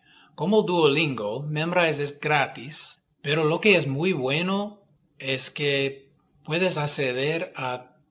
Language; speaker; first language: Spanish; non-native, fluent; English